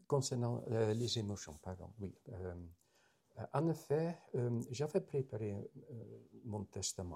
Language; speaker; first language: French; non-native, fluent; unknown